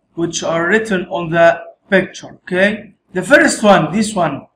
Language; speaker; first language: English; non-native, fluent; Arabic